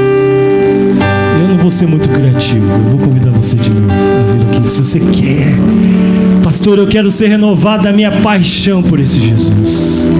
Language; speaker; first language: Portuguese; native; Portuguese